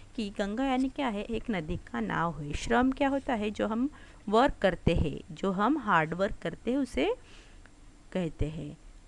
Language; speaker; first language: Hindi; non-native, local second language; Marathi